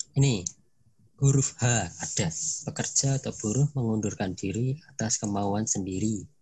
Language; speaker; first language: Indonesian; non-native, local second language; Javanese